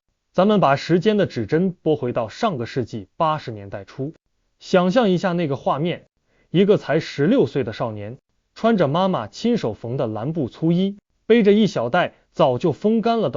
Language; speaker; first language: Chinese; native; Chinese